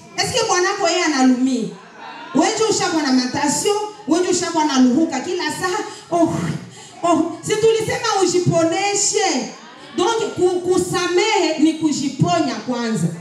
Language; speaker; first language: Swahili; native; Swahili